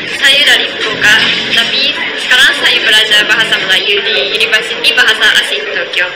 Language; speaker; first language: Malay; non-native, learner; Japanese